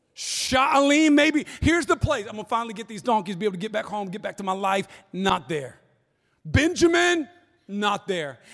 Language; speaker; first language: English; native; English